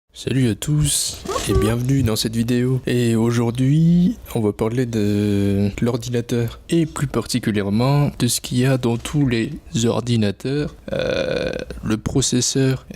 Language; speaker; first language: French; native; French